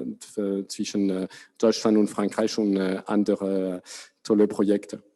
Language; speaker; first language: German; non-native, fluent; French